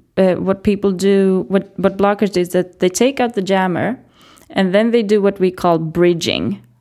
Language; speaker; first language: English; non-native, fluent; Greek